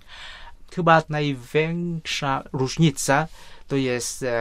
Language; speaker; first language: Polish; non-native, fluent; Vietnamese